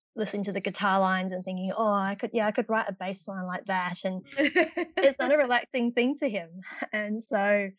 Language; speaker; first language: English; native; English